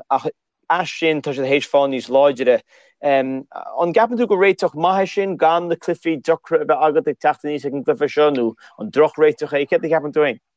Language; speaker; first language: Irish; native; Irish